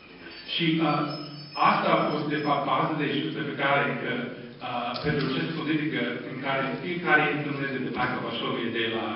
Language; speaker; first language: Romanian; non-native, fluent; English